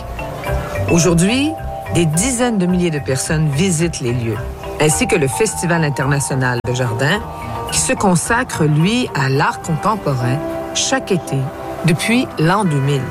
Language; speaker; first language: French; native; French